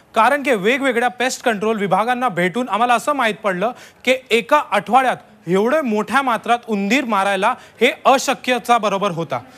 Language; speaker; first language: Marathi; non-native, local second language; Hindi